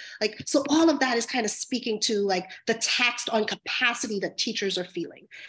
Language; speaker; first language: English; native; English